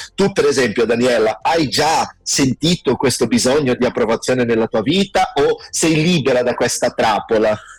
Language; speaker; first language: Italian; non-native, fluent; Portuguese